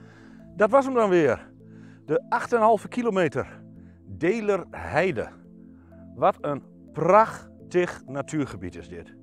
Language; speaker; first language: Dutch; native; Dutch